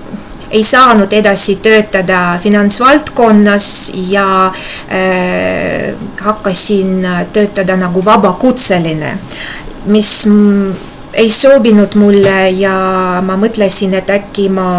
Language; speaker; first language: Estonian; non-native, local second language; Russian